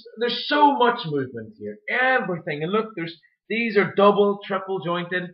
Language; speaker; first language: English; native; English